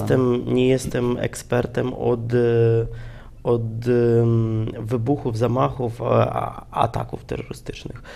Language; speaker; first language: Polish; non-native, fluent; Ukrainian